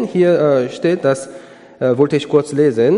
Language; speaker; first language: German; non-native, learner; Korean